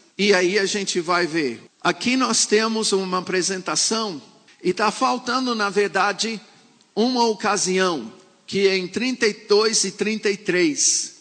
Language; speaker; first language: Portuguese; non-native, fluent; English